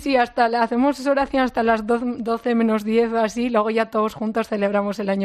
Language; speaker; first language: Spanish; native; Spanish